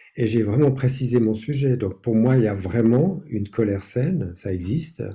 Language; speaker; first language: French; non-native, fluent; English